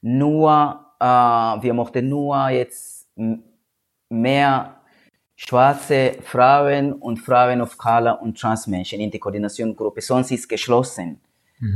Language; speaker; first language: German; non-native, learner; Swahili